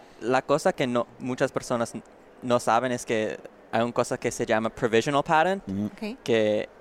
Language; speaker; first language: Spanish; non-native, learner; English